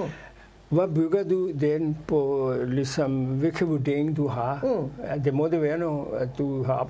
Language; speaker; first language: Danish; non-native, fluent; Urdu